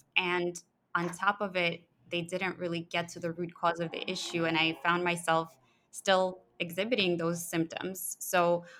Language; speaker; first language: English; early bilingual, other home language; Russian